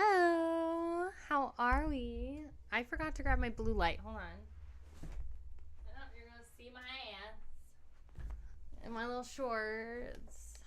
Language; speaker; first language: English; native; English